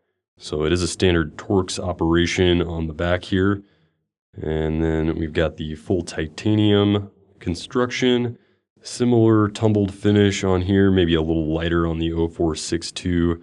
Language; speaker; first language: English; native; English